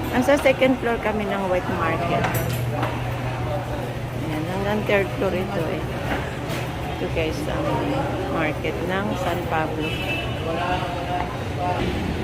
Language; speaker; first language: Filipino; native; Filipino